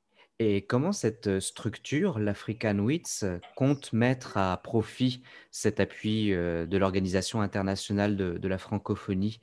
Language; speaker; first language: French; native; French